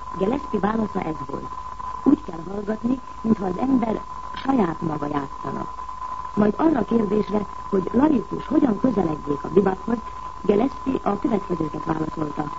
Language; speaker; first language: Hungarian; native; Hungarian